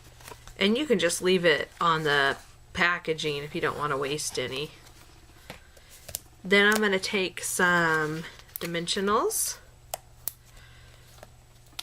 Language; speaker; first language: English; native; English